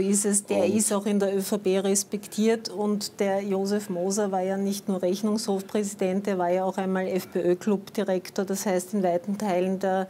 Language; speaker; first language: German; native; German